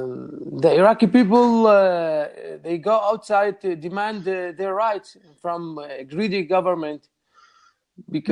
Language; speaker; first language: English; non-native, learner; Arabic